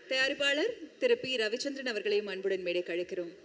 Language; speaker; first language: Tamil; native; Tamil